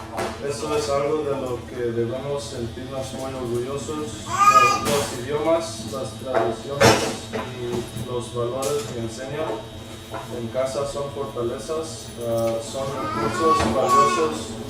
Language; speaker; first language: Spanish; early bilingual, heritage; Spanish